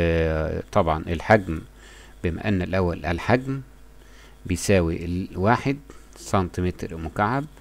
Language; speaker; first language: Arabic; native; Arabic